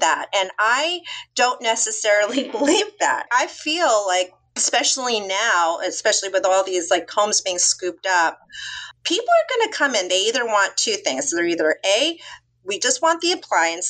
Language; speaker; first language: English; native; English